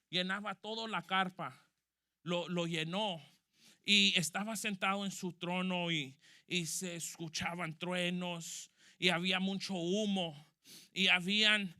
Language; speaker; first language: Spanish; early bilingual, heritage; Spanish